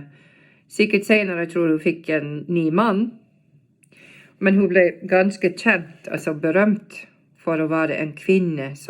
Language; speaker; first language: Norwegian; non-native, fluent; English